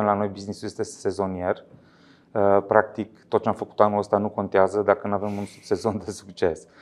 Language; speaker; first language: Romanian; native; Romanian